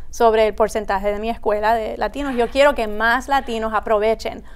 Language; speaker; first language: Spanish; early bilingual, heritage; Spanish